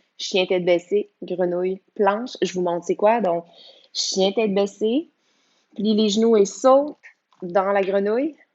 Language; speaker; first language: French; native; French